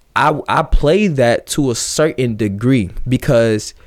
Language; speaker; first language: English; native; English